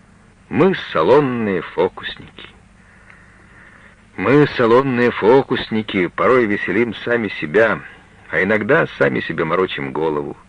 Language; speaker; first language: Russian; native; Russian